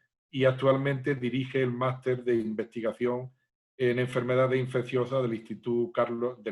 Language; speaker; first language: Spanish; native; Spanish